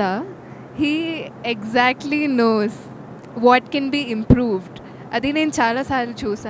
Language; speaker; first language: Telugu; non-native, local second language; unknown